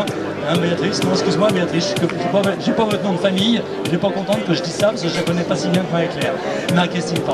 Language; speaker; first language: French; native; French